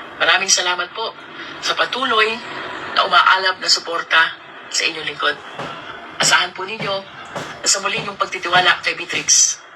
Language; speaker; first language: Filipino; native; Filipino